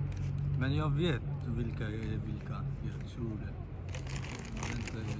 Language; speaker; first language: Swedish; early bilingual, other home language; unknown